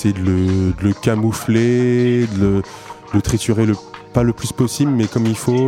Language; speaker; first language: French; native; French